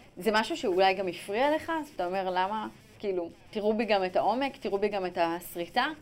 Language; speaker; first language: Hebrew; native; Hebrew